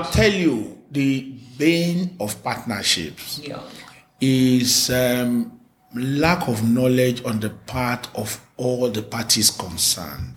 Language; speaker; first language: English; non-native, local second language; Yoruba